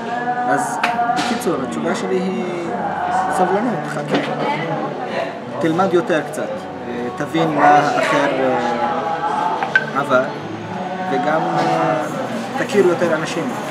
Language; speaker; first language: Hebrew; non-native, local second language; Arabic